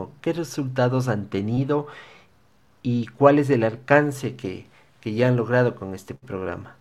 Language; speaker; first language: Spanish; native; Spanish